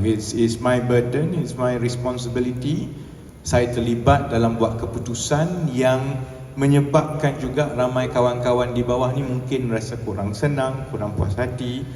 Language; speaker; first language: Malay; native; Malay